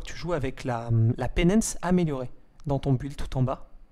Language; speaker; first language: French; native; French